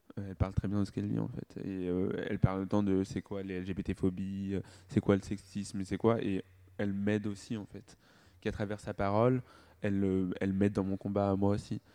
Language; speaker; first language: French; native; French